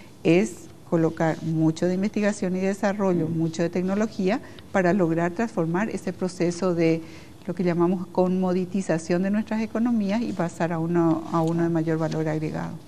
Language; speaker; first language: Spanish; native; Spanish